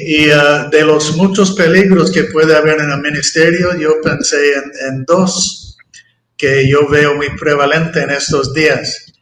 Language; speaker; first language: Spanish; non-native, fluent; English